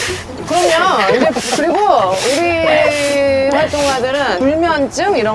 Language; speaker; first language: Korean; native; Korean